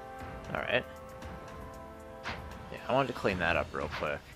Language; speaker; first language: English; native; English